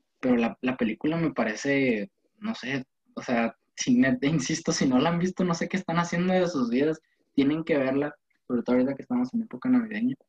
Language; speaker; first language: Spanish; native; Spanish